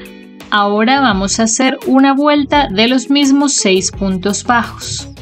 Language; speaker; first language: Spanish; native; Spanish